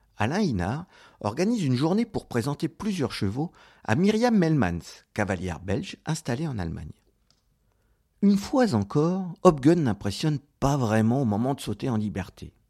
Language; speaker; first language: French; native; French